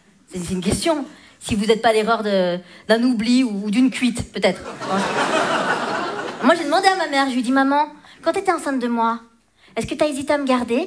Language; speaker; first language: French; native; French